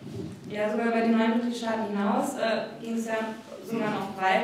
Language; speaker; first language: German; native; German